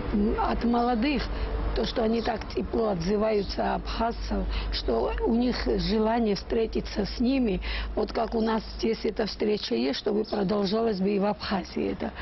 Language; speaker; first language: Russian; non-native, local second language; Georgian